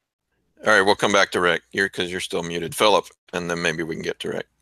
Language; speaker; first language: English; native; English